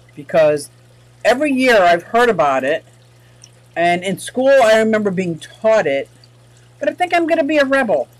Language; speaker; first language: English; native; English